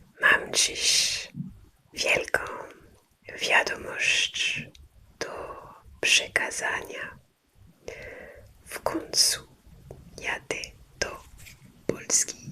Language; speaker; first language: Polish; non-native, learner; French